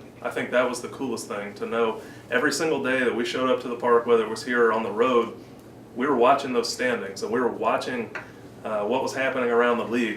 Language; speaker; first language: English; native; English